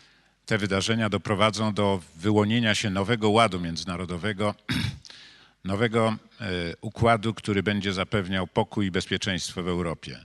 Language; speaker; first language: Polish; native; Polish